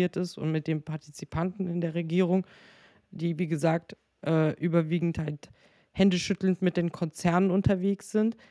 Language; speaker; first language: German; native; German